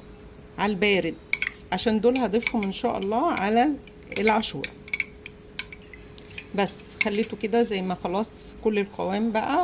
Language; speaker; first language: Arabic; native; Arabic